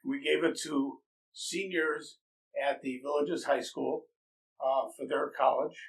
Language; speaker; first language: English; native; English